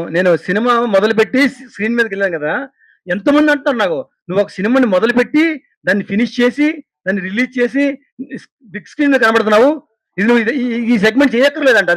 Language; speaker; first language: Telugu; native; Telugu